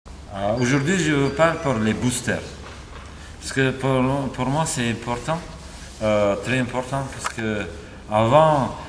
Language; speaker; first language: French; non-native, fluent; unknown